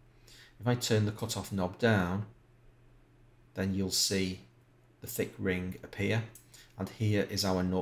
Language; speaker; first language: English; native; English